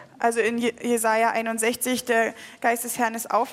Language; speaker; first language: German; native; German